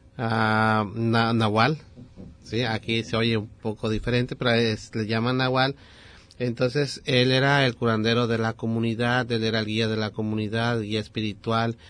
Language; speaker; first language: Spanish; non-native, local second language; Nahuatl languages